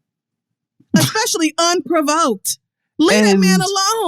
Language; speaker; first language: English; native; English